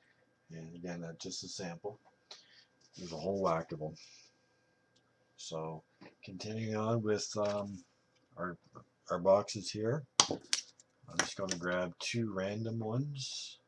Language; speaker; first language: English; native; English